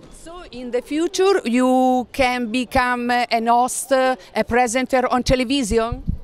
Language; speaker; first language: English; non-native, learner; Italian